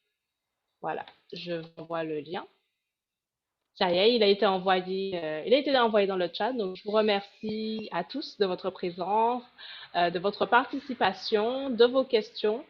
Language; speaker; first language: French; native; French